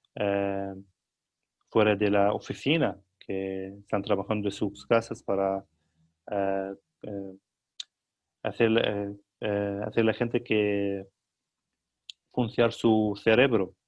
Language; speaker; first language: Spanish; non-native, learner; Arabic